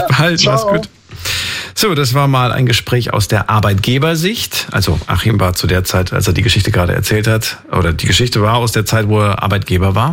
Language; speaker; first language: German; native; German